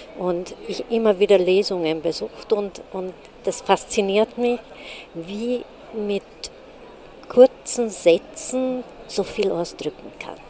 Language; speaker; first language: German; non-native, fluent; Hungarian